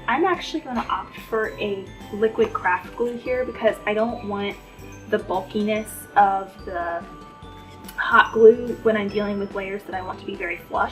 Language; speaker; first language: English; native; English